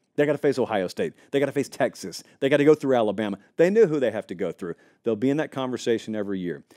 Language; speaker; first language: English; native; English